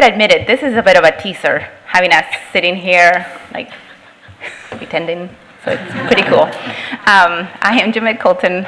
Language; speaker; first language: English; native; English